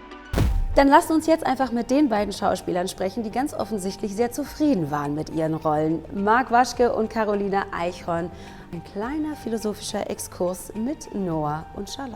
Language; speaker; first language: German; native; German